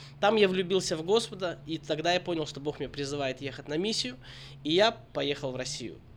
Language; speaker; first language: Russian; native; Russian